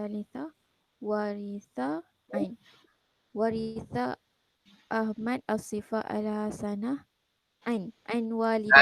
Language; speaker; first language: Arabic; non-native, learner; Malay